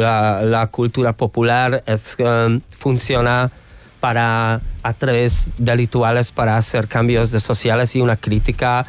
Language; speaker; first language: Catalan; non-native, fluent; Hungarian